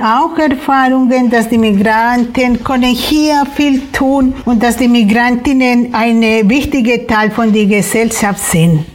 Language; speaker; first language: German; non-native, fluent; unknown